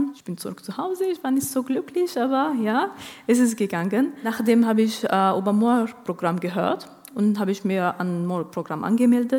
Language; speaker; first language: German; non-native, fluent; Arabic